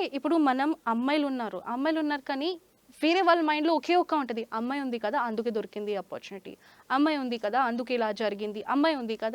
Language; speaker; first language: Telugu; non-native, learner; Hindi